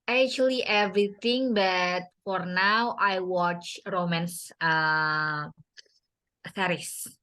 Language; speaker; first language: English; non-native, learner; Indonesian